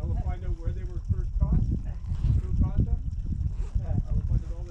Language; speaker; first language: English; native; English